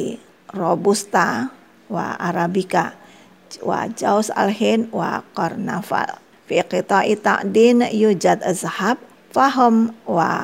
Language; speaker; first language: Arabic; non-native, learner; Indonesian